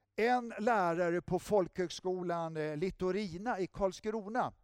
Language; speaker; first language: Swedish; native; Swedish